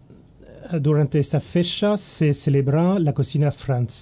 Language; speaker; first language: Spanish; non-native, learner; French